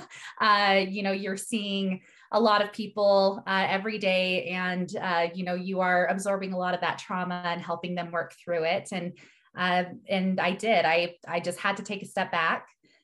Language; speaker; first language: English; native; English